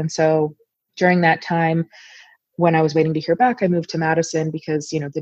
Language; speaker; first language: English; native; English